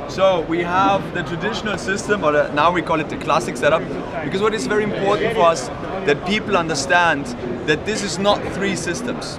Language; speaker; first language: English; non-native, fluent; German